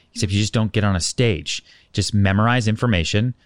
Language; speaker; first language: English; native; English